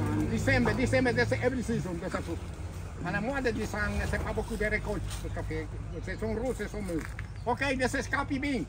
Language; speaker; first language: English; non-native, learner; Spanish